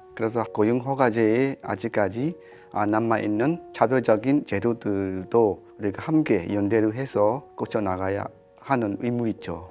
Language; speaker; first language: Korean; non-native, fluent; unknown